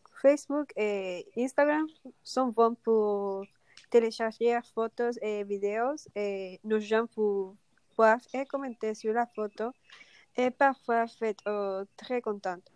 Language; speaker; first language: French; non-native, learner; Spanish